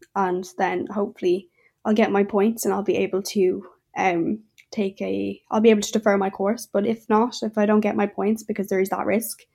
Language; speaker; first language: English; native; English